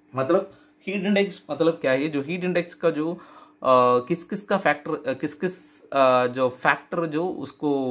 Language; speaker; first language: Hindi; non-native, local second language; Tamil